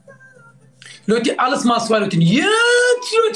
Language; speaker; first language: German; non-native, learner; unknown